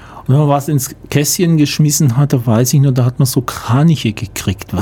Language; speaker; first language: German; native; German